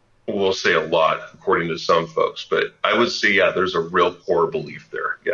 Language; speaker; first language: English; native; English